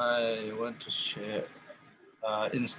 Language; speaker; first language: English; non-native, learner; Tedim Chin